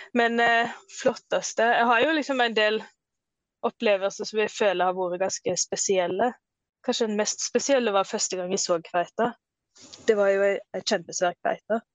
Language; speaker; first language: Norwegian; native; Norwegian